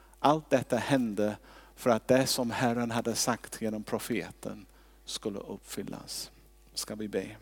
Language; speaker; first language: Swedish; non-native, fluent; English